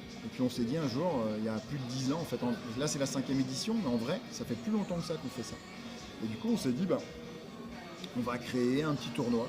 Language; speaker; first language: French; native; French